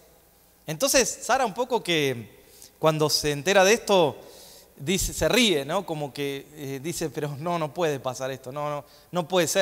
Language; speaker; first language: Spanish; native; Spanish